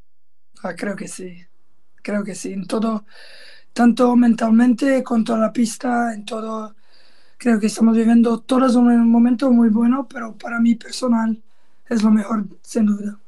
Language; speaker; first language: Spanish; non-native, learner; Portuguese